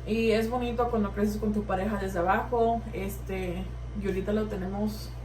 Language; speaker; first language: Spanish; early bilingual, heritage; Spanish